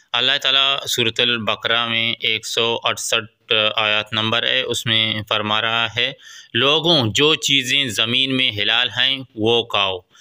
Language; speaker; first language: Urdu; non-native, local second language; Baluchi